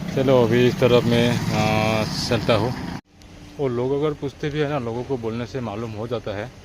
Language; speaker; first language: Hindi; non-native, local second language; Assamese